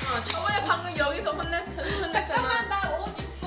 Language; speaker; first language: Korean; early bilingual, heritage; English